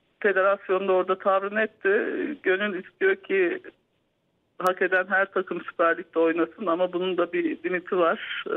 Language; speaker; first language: Turkish; native; Turkish